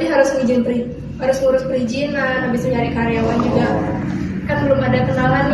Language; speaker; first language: Indonesian; native; Indonesian